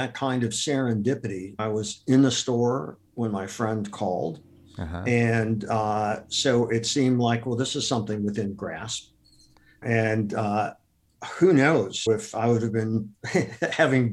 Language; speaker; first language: English; native; English